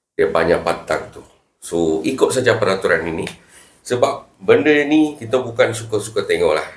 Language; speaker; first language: Malay; non-native, local second language; Tamil